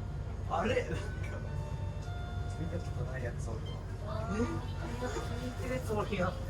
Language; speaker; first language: Japanese; native; Japanese